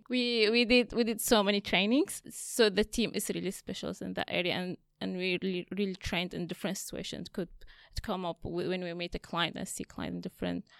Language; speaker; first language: English; non-native, fluent; Arabic